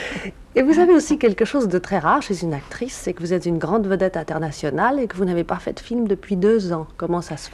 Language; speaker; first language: French; native; French